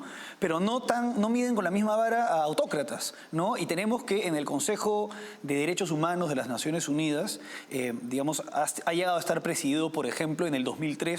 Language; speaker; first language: Spanish; native; Spanish